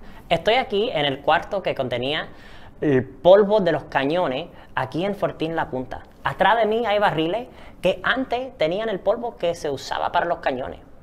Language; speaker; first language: Spanish; early bilingual, heritage; Spanish